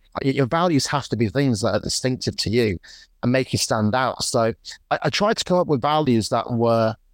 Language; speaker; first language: English; native; English